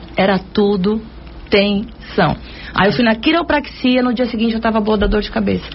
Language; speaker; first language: Portuguese; native; Portuguese